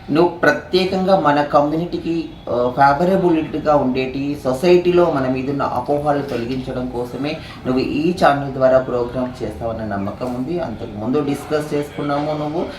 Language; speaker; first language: Telugu; native; Telugu